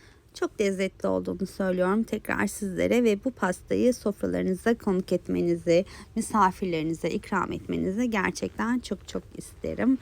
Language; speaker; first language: Turkish; native; Turkish